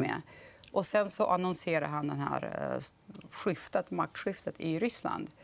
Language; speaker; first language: Swedish; non-native, fluent; Russian